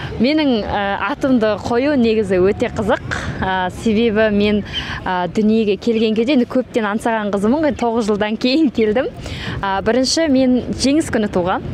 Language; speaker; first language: Kazakh; early bilingual, heritage; Kazakh